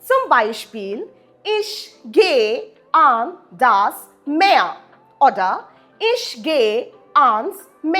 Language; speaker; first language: German; non-native, fluent; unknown